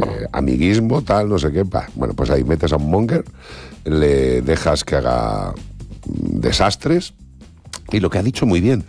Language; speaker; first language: Spanish; native; Spanish